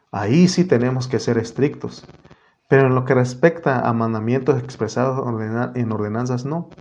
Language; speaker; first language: Spanish; native; Spanish